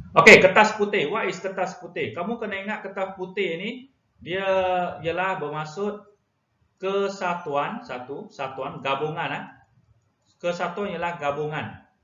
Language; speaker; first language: Malay; non-native, local second language; Chinese